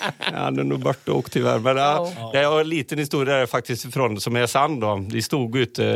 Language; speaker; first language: Swedish; native; Swedish